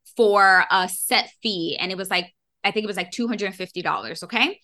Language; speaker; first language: English; native; English